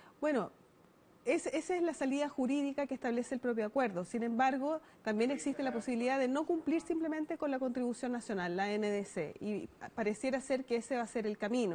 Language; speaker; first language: Spanish; native; Spanish